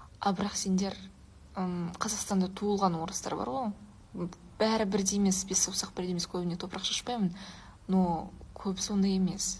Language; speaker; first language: Kazakh; non-native, local second language; Uyghur